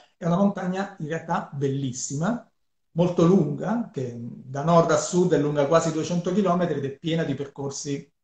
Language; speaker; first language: Italian; native; Italian